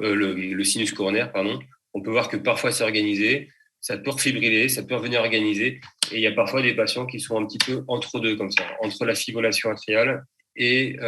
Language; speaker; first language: French; native; French